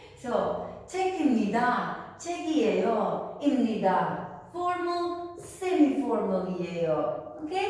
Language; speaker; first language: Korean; non-native, fluent; Albanian